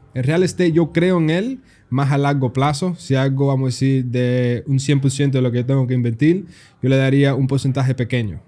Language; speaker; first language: Spanish; early bilingual, heritage; Spanish